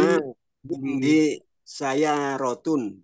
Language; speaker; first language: Arabic; non-native, learner; Indonesian